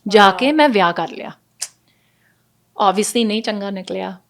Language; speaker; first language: Punjabi; early bilingual, other home language; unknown